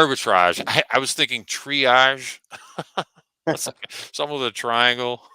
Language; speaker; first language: English; native; English